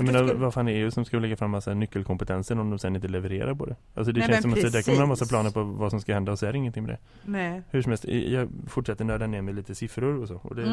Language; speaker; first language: Swedish; native; Swedish